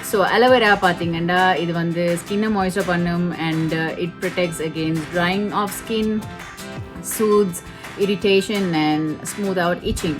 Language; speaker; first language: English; non-native, local second language; Tamil